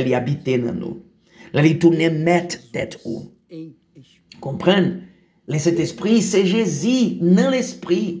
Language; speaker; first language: French; non-native, learner; Portuguese